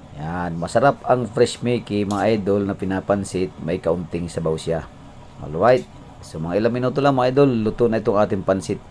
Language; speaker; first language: Filipino; non-native, local second language; Cebuano